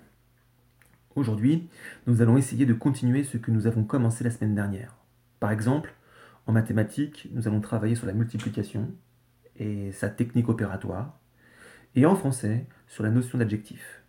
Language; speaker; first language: French; native; French